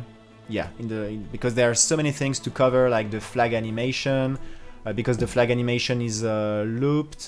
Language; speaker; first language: English; non-native, fluent; French